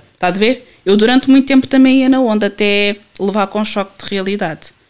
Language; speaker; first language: Portuguese; native; Portuguese